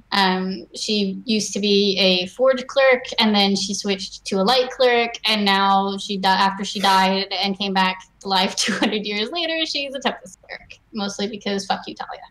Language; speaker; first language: English; native; English